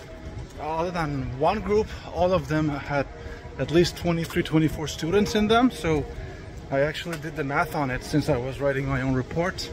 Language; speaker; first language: English; non-native, fluent; Persian